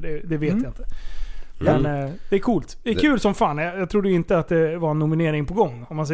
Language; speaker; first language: Swedish; native; Swedish